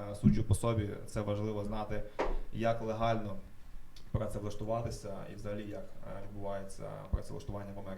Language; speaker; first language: Ukrainian; native; Ukrainian